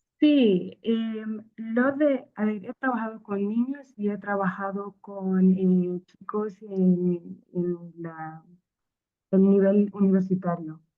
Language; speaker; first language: Spanish; non-native, fluent; Akan